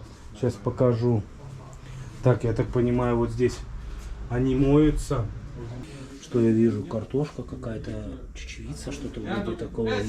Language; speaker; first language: Russian; native; Russian